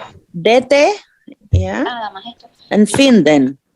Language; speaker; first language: Dutch; non-native, learner; Spanish